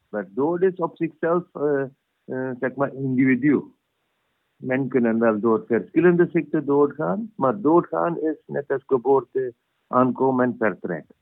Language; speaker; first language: Dutch; non-native, fluent; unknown